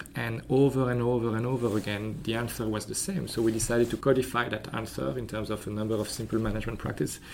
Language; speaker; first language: English; non-native, fluent; French